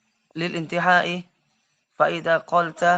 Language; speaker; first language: Arabic; non-native, learner; Indonesian